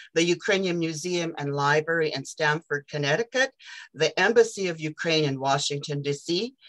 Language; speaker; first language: English; early bilingual, other home language; Ukrainian